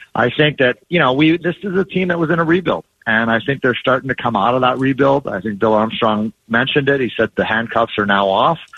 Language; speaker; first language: English; native; English